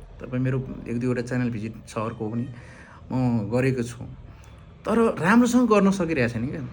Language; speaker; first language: Nepali; non-native, local second language; Maithili